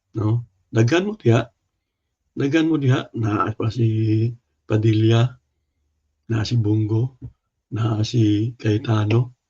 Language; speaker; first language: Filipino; non-native, local second language; Cebuano